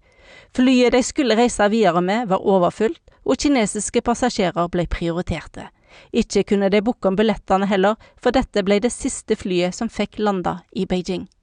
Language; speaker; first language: Norwegian; native; Norwegian